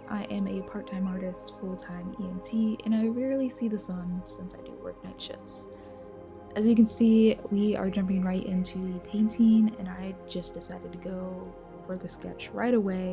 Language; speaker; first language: English; native; English